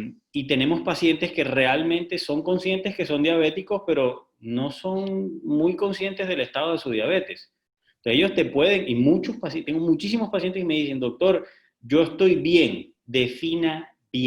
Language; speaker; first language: Spanish; native; Spanish